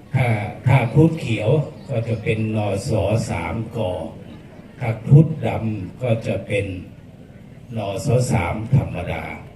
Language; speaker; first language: Thai; native; Thai